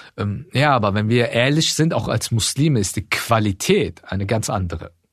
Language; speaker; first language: German; early bilingual, other home language; Turkish